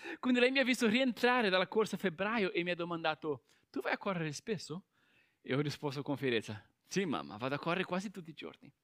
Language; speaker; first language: Italian; non-native, fluent; Portuguese